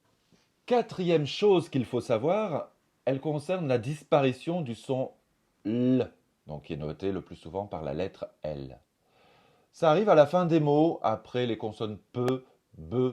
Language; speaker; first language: French; native; French